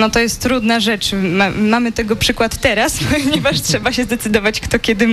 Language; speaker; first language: Polish; native; Polish